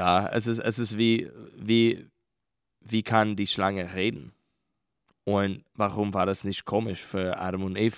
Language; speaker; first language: German; non-native, learner; English